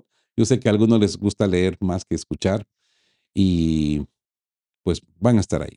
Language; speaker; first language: Spanish; native; Spanish